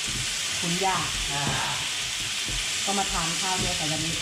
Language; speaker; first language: Italian; non-native, learner; Thai